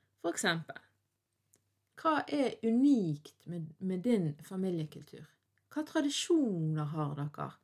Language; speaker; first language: Norwegian; early bilingual, other home language; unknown